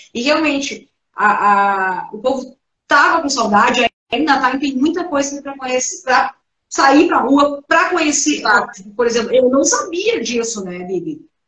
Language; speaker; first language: Portuguese; native; Portuguese